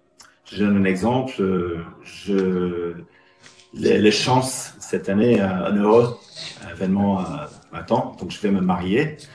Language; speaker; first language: French; non-native, fluent; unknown